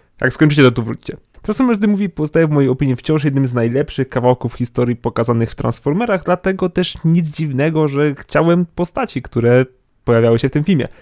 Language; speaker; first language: Polish; native; Polish